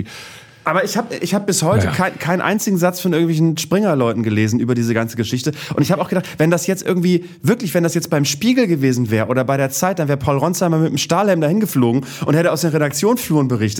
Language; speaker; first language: German; native; German